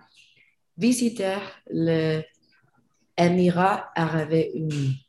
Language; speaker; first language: French; non-native, learner; Spanish